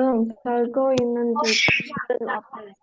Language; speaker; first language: Korean; non-native, learner; Indonesian